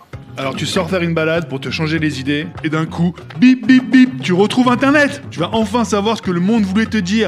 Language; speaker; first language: French; native; French